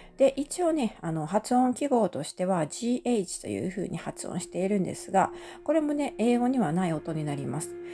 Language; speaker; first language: Japanese; native; Japanese